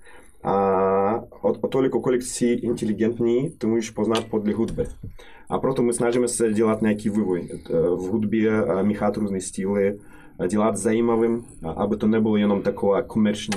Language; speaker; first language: Czech; non-native, fluent; Russian